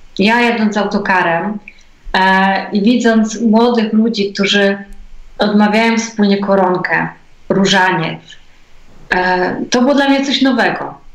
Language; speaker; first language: Polish; native; Polish